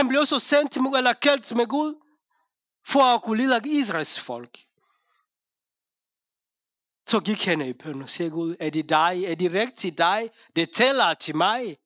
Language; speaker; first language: Danish; non-native, fluent; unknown